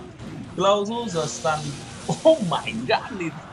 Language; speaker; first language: English; non-native, learner; Vietnamese